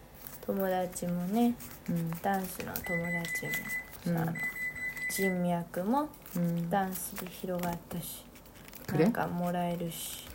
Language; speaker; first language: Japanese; early bilingual, other home language; Korean